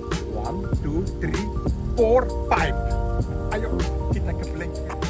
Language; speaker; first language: Indonesian; early bilingual, heritage; Dutch